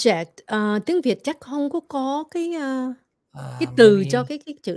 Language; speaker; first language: Vietnamese; early bilingual, heritage; Vietnamese